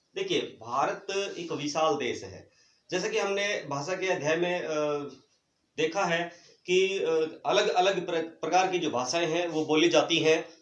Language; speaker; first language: Hindi; native; Hindi